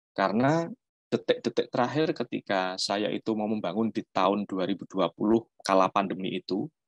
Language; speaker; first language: Indonesian; non-native, local second language; Javanese